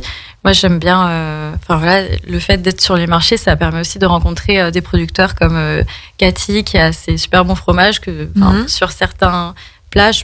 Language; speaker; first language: French; native; French